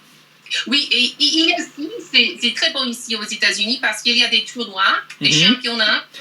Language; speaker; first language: French; non-native, learner; English